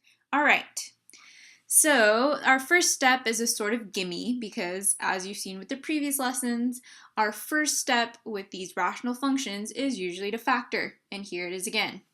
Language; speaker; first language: English; native; English